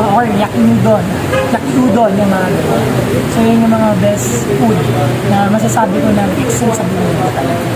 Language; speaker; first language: Filipino; early bilingual, heritage; Filipino